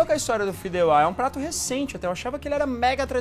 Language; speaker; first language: Portuguese; native; Portuguese